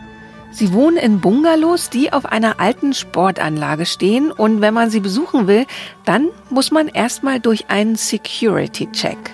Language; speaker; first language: German; native; German